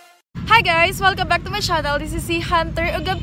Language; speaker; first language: English; non-native, local second language; Filipino